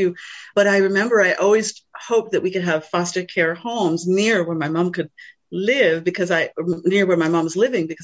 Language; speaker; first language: English; native; English